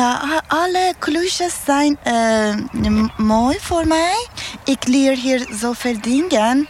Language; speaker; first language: Dutch; non-native, learner; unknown